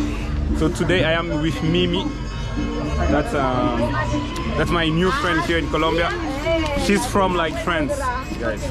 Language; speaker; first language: English; non-native, fluent; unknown